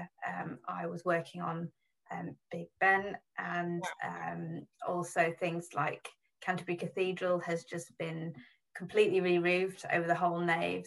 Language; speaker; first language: English; native; English